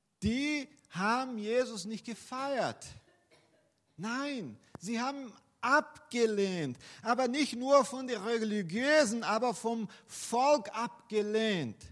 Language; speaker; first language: German; non-native, fluent; Portuguese